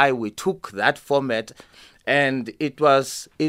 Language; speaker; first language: English; non-native, local second language; Zulu